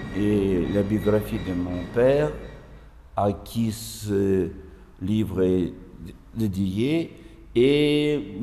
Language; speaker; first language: French; non-native, fluent; Russian